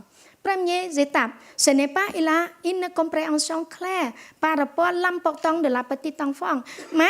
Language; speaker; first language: French; non-native, local second language; Khmer